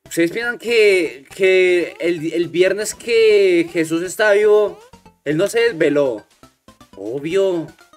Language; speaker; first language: Spanish; native; Spanish